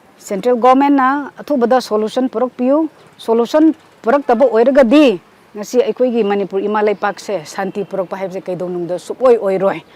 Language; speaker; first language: Manipuri; non-native, local second language; Rongmei Naga